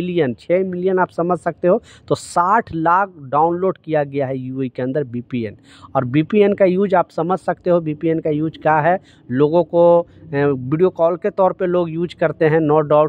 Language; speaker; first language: Hindi; native; Hindi